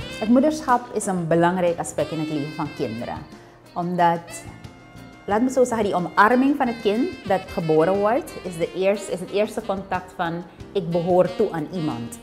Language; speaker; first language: Dutch; native; Dutch